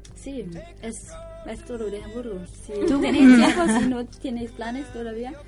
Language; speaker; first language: Spanish; non-native, learner; German